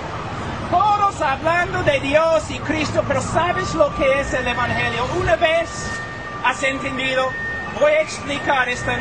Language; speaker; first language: Spanish; non-native, fluent; English